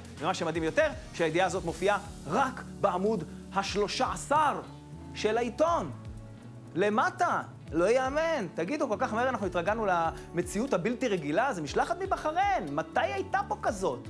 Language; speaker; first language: Hebrew; native; Hebrew